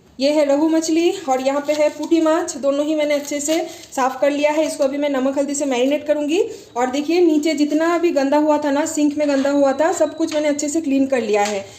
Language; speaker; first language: Hindi; non-native, local second language; Bangla